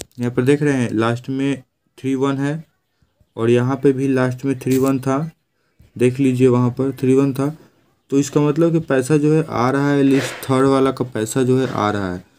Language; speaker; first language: Hindi; native; Hindi